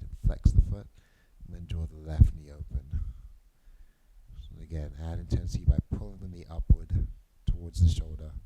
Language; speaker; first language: English; native; English